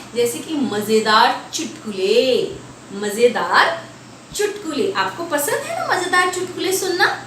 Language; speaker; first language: Hindi; native; Hindi